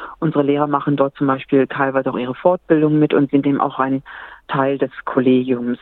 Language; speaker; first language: German; native; German